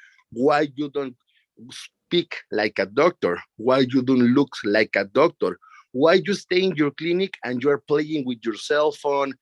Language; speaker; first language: English; non-native, learner; Spanish